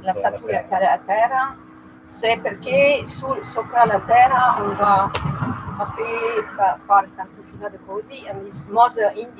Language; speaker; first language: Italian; non-native, learner; French